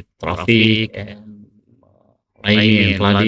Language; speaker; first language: English; non-native, learner; Indonesian